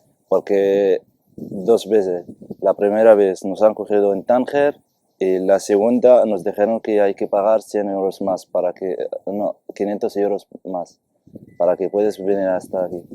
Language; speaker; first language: Spanish; non-native, fluent; Arabic